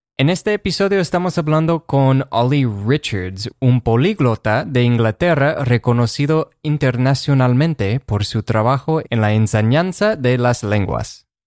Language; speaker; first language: Spanish; non-native, fluent; English